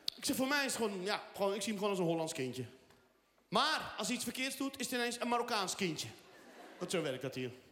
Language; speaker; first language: Dutch; early bilingual, other home language; Riffian